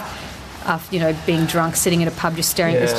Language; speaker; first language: English; native; English